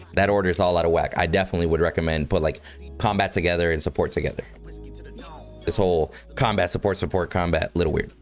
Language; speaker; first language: English; native; English